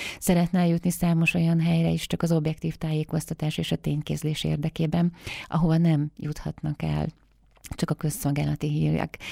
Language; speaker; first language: Hungarian; native; Hungarian